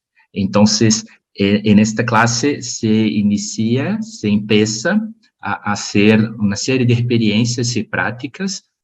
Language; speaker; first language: Spanish; non-native, learner; Portuguese